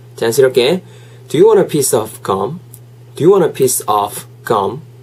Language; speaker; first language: English; non-native, fluent; Korean